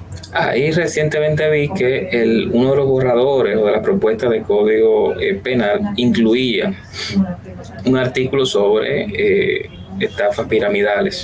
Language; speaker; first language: Spanish; native; Spanish